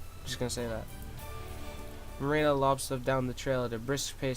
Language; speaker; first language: English; native; English